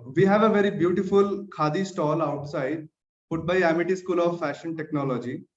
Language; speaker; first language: English; non-native, local second language; Hindi